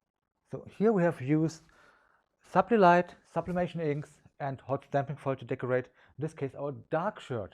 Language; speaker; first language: English; non-native, fluent; German